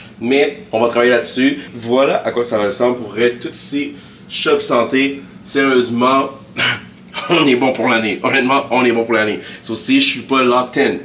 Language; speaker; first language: French; early bilingual, other home language; Haitian Creole